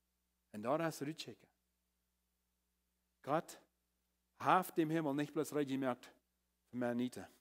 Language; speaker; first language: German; non-native, learner; Plautdietsch